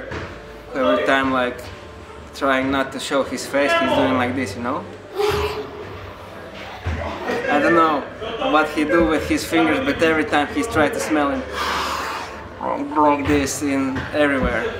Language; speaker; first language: English; non-native, learner; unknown